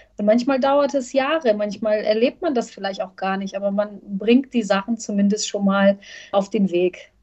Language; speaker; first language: German; early bilingual, other home language; Bosnian